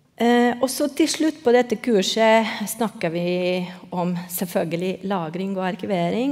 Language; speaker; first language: Norwegian; non-native, fluent; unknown